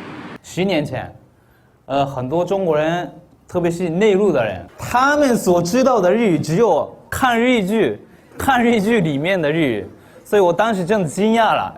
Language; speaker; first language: Chinese; non-native, fluent; Japanese